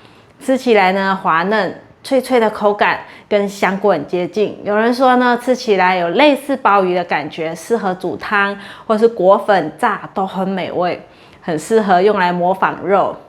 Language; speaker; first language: Chinese; native; Chinese